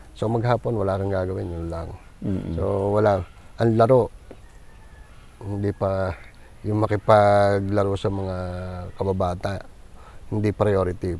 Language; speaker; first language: Filipino; native; Filipino